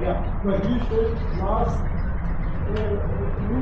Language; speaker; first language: English; non-native, learner; German